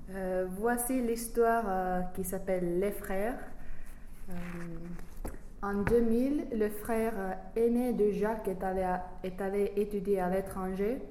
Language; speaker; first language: French; non-native, fluent; English